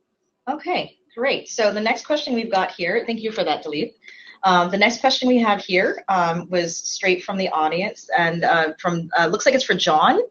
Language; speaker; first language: English; native; English